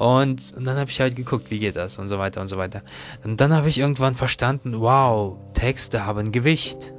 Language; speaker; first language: German; non-native, learner; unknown